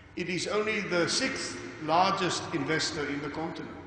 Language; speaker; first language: English; non-native, local second language; Afrikaans